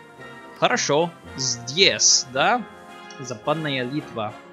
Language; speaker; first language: Russian; non-native, learner; English